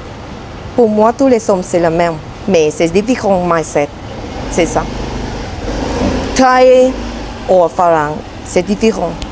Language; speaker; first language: French; non-native, learner; Thai